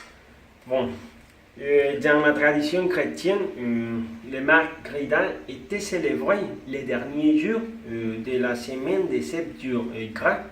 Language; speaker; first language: French; non-native, learner; Spanish